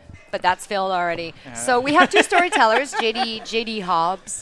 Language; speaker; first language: English; native; English